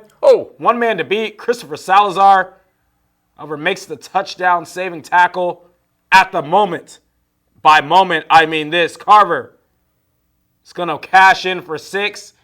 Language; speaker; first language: English; native; English